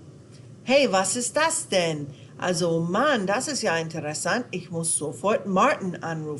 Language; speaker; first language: German; non-native, fluent; English